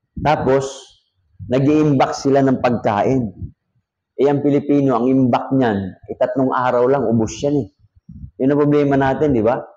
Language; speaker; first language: Filipino; native; Filipino